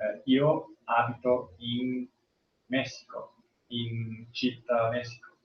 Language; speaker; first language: Italian; non-native, learner; English